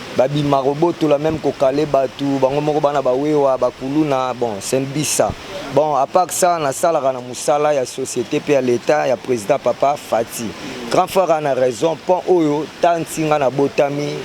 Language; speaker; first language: Lingala; native; Lingala